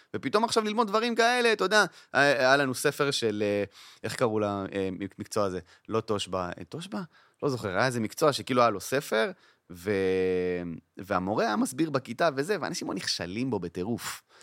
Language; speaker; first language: Hebrew; native; Hebrew